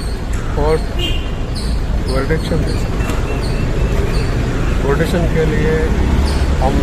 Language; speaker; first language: Hindi; non-native, local second language; Kannada